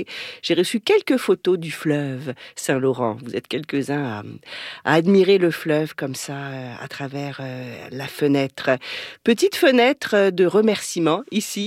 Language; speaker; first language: French; native; French